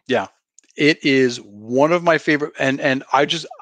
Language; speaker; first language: English; native; English